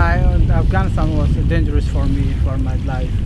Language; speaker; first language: English; non-native, learner; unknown